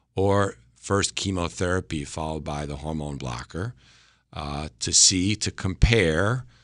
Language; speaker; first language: English; native; English